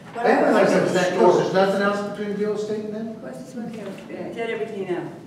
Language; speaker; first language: English; native; English